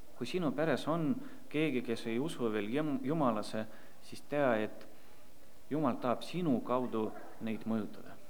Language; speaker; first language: Estonian; non-native, local second language; Russian